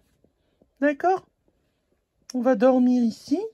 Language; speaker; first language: French; native; French